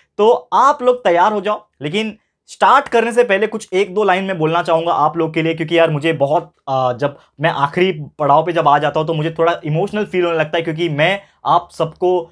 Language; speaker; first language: Hindi; native; Hindi